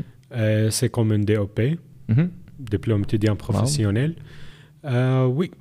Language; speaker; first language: French; non-native, learner; Arabic